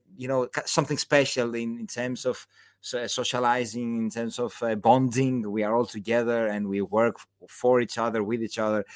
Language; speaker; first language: English; non-native, fluent; Greek